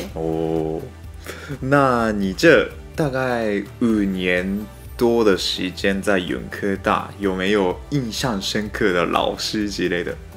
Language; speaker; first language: Chinese; non-native, fluent; Japanese